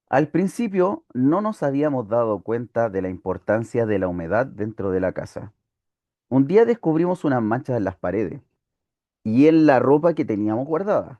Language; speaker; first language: Spanish; native; Spanish